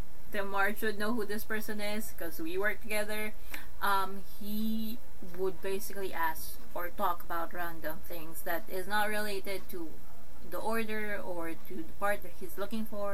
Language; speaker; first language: English; non-native, local second language; Filipino